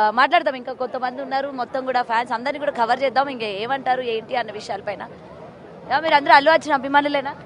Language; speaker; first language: Telugu; native; Telugu